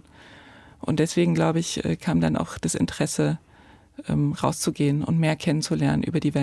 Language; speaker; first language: German; native; German